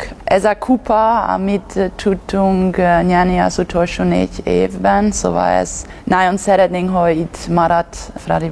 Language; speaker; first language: Hungarian; non-native, learner; German